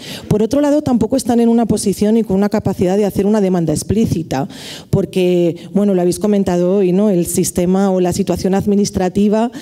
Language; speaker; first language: Spanish; native; Spanish